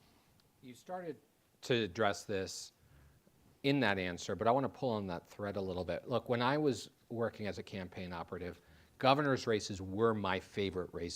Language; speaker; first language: English; native; English